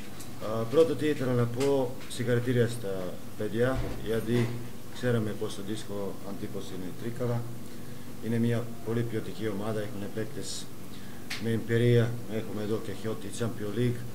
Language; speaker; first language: Greek; non-native, fluent; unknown